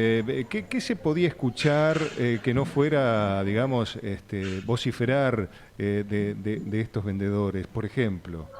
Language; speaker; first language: Spanish; native; Spanish